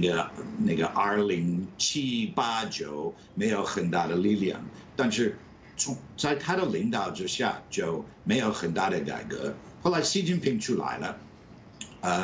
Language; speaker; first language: Chinese; non-native, fluent; English